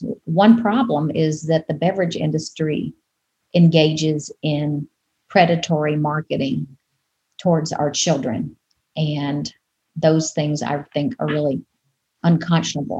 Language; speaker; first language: English; native; English